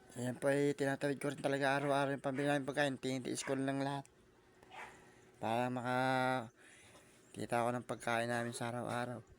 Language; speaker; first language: Filipino; native; Filipino